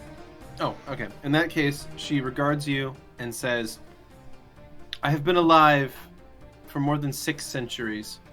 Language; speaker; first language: English; native; English